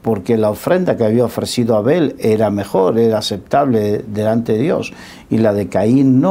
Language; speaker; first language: Spanish; native; Spanish